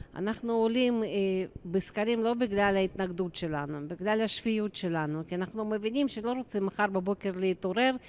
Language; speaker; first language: Hebrew; non-native, fluent; Russian